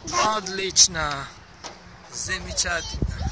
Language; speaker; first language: Russian; non-native, learner; Turkish